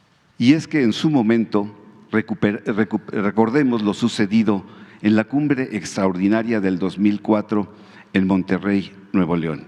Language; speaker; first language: Spanish; native; Spanish